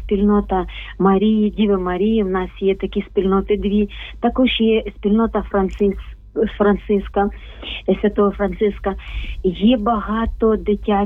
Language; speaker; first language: Ukrainian; native; Ukrainian